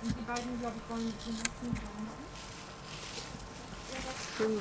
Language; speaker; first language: German; native; German